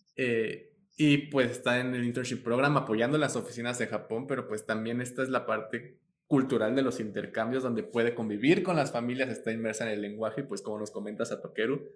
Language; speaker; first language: Spanish; native; Spanish